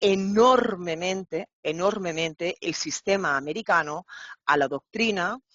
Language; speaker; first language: Spanish; native; Spanish